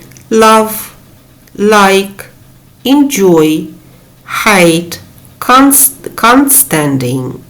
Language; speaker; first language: English; non-native, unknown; Ukrainian